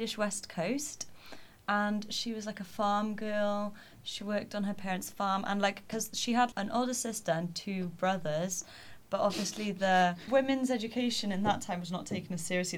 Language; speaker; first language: English; native; English